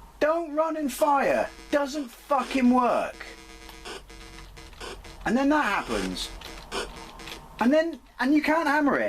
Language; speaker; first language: English; native; English